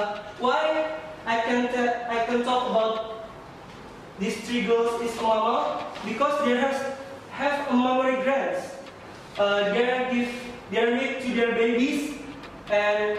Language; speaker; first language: English; non-native, learner; Indonesian